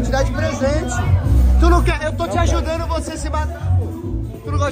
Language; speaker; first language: Portuguese; native; Portuguese